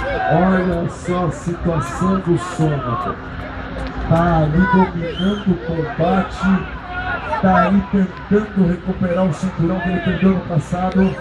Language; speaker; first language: Portuguese; native; Portuguese